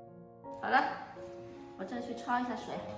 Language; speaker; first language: Chinese; native; Chinese